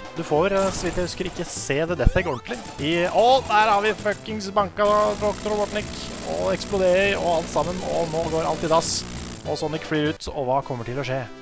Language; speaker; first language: Norwegian; native; Norwegian